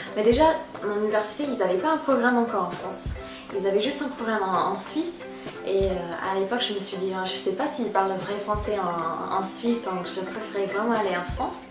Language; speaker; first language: French; non-native, fluent; English